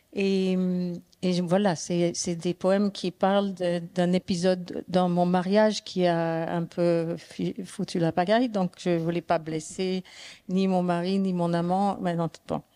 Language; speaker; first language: French; non-native, fluent; English